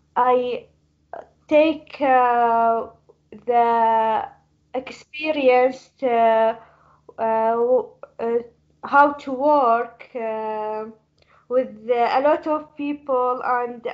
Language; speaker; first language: English; non-native, learner; Arabic